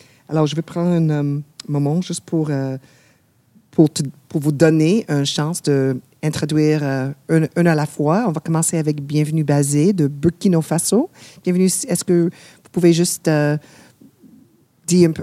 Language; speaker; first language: French; non-native, fluent; English